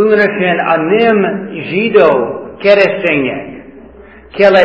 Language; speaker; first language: Hungarian; non-native, fluent; English